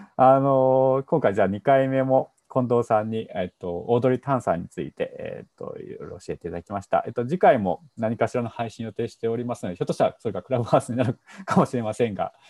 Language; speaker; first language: Japanese; native; Japanese